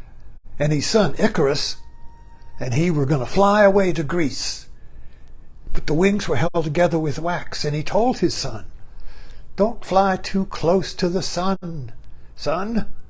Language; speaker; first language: English; native; English